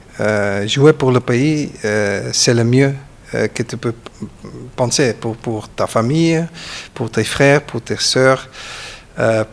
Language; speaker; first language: French; non-native, learner; Dutch